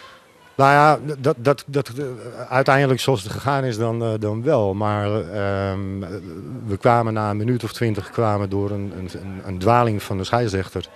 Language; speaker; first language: Dutch; native; Dutch